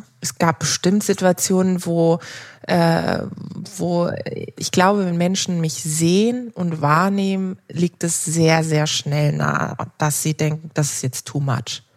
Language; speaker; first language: German; early bilingual, other home language; Turkish